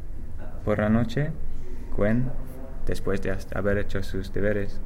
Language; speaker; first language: Spanish; non-native, learner; English